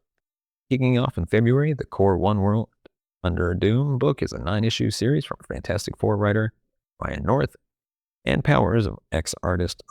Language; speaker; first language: English; native; English